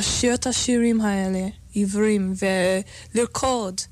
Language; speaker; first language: Hebrew; non-native, learner; English